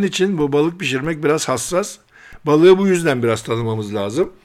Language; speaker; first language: Turkish; native; Turkish